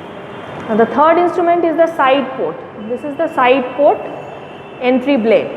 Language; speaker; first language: English; non-native, local second language; Bangla